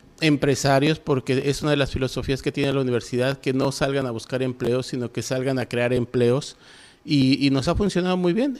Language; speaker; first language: Spanish; native; Spanish